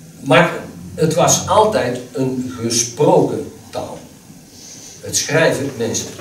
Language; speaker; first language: Dutch; native; Dutch